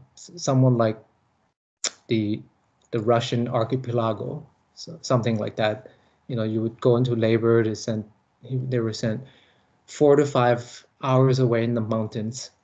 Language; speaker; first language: English; early bilingual, other home language; Lao